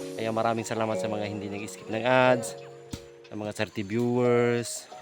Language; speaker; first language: Filipino; non-native, local second language; Cebuano